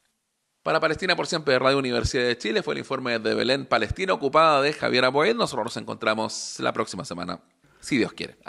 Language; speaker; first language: Spanish; native; Spanish